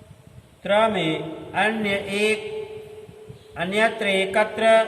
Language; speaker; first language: Hindi; native; Hindi